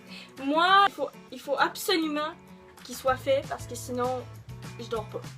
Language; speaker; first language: French; native; French